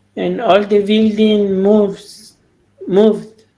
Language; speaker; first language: English; non-native, learner; Spanish